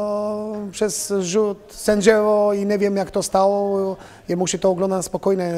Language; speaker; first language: Polish; non-native, fluent; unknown